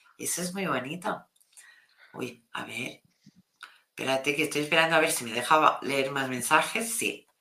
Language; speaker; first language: Spanish; non-native, local second language; Catalan